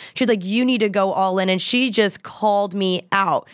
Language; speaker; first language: English; native; English